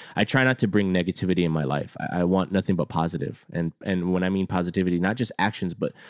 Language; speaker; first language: English; native; English